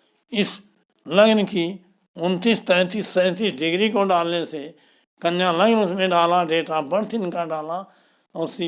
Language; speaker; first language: Hindi; native; Hindi